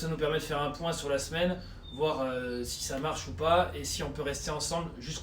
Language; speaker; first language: French; native; French